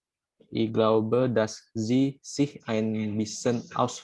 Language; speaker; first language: German; non-native, learner; Indonesian